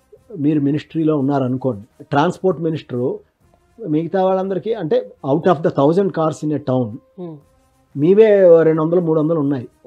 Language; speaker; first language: Telugu; native; Telugu